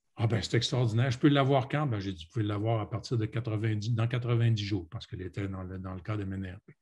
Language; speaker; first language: French; native; French